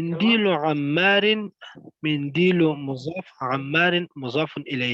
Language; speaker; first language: Arabic; non-native, learner; Pashto